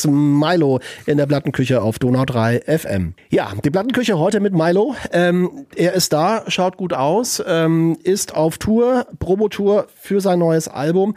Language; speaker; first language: German; native; German